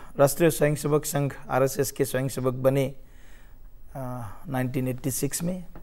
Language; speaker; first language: Hindi; non-native, local second language; Assamese